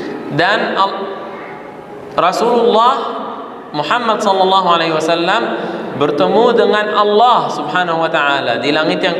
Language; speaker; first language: Indonesian; non-native, fluent; Arabic